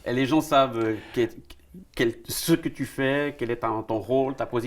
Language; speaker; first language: French; native; French